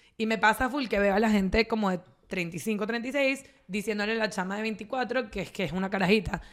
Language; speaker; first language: Spanish; native; Spanish